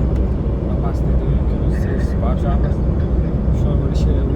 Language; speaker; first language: Russian; non-native, learner; Uzbek